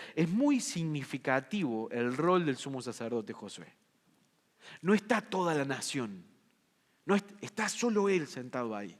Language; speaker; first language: Spanish; native; Spanish